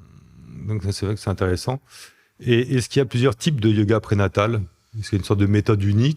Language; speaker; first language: French; native; French